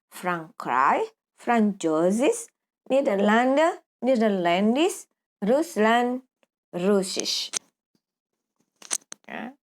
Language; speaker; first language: German; non-native, fluent; Indonesian